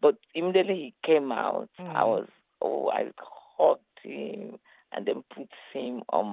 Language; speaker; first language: English; non-native, local second language; Igbo